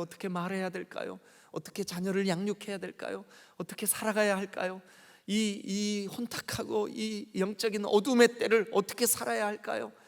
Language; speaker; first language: Korean; native; Korean